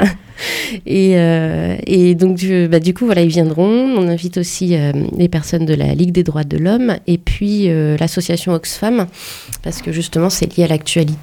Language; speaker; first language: French; native; French